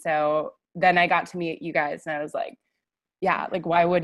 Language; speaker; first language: English; native; English